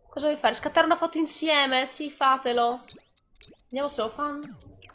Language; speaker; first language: Italian; native; Italian